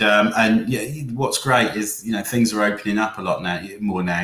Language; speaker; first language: English; native; English